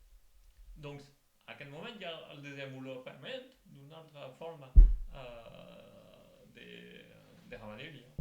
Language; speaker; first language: Catalan; non-native, local second language; French